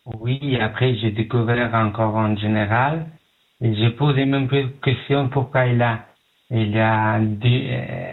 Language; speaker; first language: French; non-native, learner; Pashto